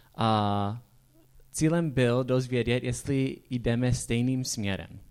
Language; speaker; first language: Czech; non-native, fluent; English